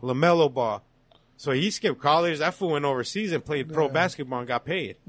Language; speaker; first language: English; early bilingual, other home language; Spanish